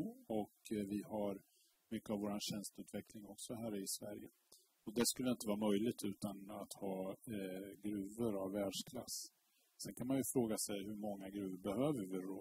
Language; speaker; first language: Swedish; native; Swedish